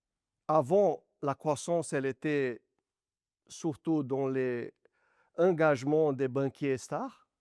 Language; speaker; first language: French; non-native, fluent; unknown